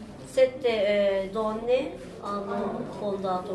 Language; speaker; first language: Italian; non-native, learner; Turkish